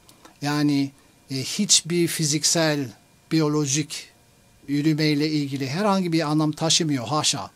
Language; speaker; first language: Turkish; non-native, fluent; English